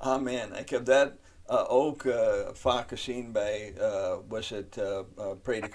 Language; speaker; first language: Dutch; non-native, fluent; English